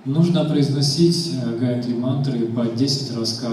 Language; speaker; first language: Russian; native; Russian